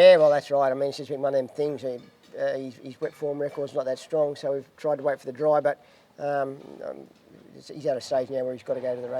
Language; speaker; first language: English; native; English